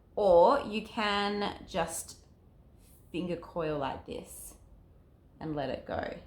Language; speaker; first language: English; native; English